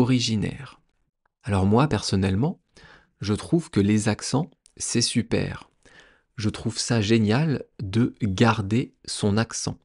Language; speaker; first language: French; native; French